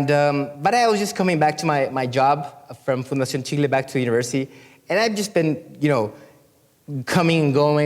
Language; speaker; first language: English; non-native, fluent; Spanish